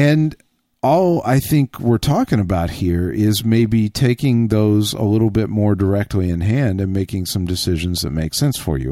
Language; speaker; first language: English; native; English